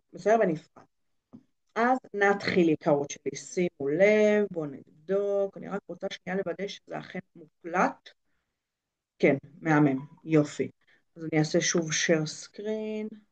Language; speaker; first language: Hebrew; native; Hebrew